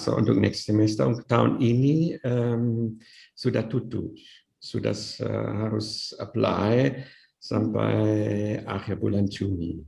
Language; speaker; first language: Indonesian; non-native, fluent; German